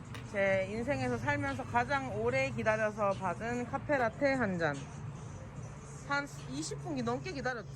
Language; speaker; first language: Korean; native; Korean